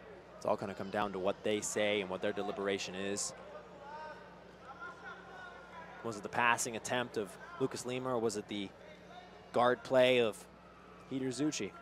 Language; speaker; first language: English; native; English